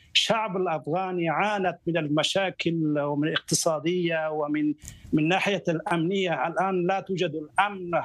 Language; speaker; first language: Arabic; non-native, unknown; Persian